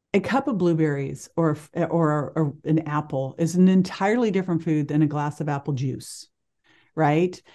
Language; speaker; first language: English; native; English